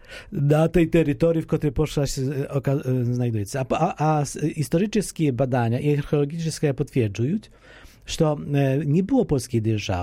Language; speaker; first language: Polish; non-native, fluent; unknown